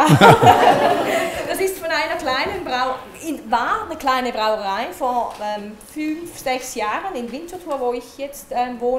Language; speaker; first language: German; native; German